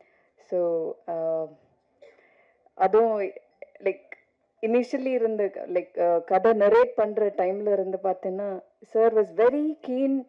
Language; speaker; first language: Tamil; non-native, fluent; Malayalam